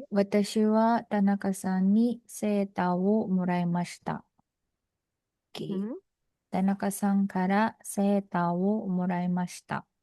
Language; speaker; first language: Japanese; non-native, learner; Filipino